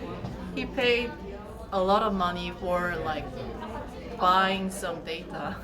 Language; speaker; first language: English; non-native, learner; Korean